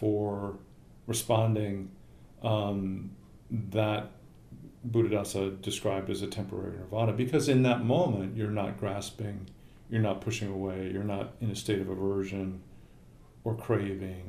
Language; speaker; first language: English; native; English